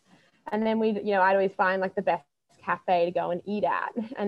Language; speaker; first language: English; native; English